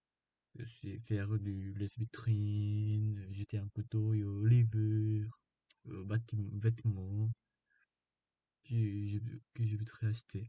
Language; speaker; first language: French; non-native, fluent; Korean